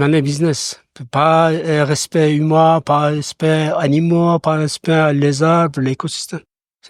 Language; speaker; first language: French; non-native, learner; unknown